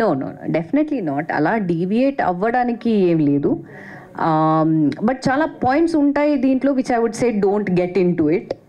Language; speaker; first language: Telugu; non-native, fluent; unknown